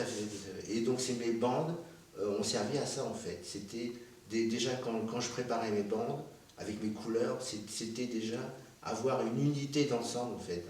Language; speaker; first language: French; early bilingual, other home language; Korean